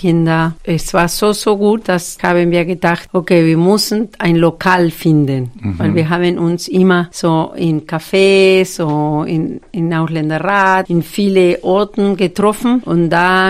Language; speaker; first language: German; non-native, fluent; Spanish